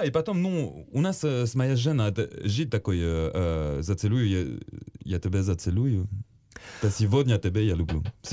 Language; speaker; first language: Russian; non-native, learner; French